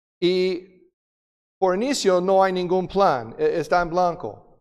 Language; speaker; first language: Spanish; non-native, fluent; English